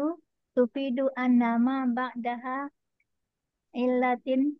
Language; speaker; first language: Arabic; non-native, learner; Indonesian